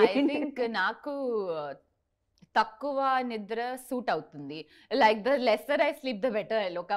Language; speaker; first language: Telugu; non-native, learner; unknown